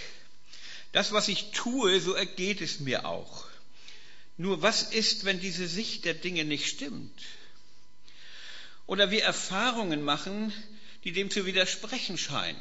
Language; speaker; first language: German; native; German